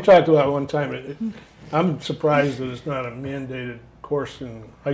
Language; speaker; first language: English; native; English